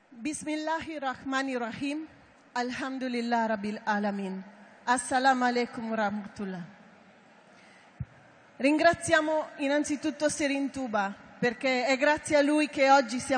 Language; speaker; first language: Italian; non-native, fluent; Wolof